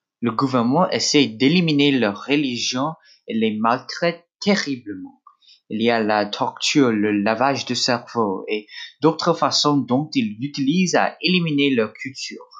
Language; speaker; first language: French; non-native, local second language; English